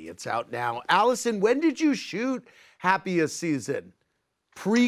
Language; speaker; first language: English; native; English